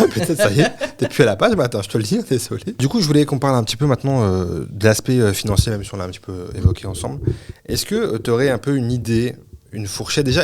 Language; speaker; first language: French; native; French